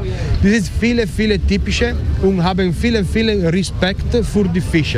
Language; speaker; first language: German; non-native, learner; Italian